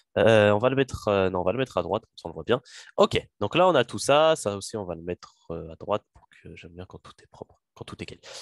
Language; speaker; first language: French; native; French